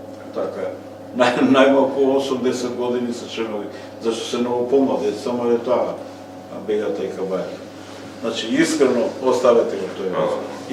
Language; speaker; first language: Macedonian; native; Macedonian